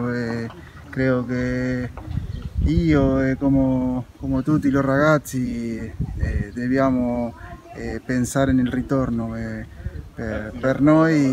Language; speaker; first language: Italian; non-native, learner; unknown